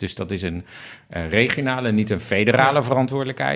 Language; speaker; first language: Dutch; native; Dutch